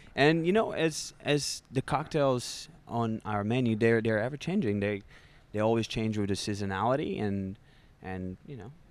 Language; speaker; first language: English; non-native, fluent; Russian